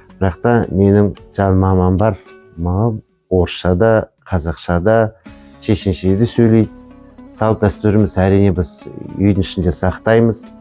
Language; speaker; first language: Kazakh; non-native, local second language; Chechen